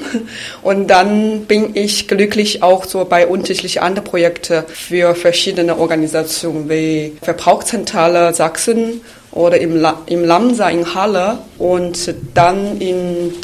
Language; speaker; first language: German; non-native, fluent; Chinese